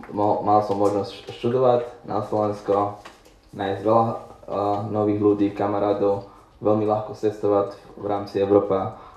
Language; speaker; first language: Slovak; non-native, learner; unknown